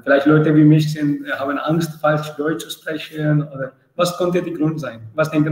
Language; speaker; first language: German; non-native, learner; Urdu